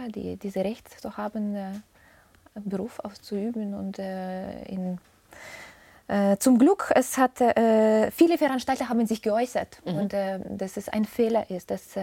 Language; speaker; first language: German; non-native, fluent; Russian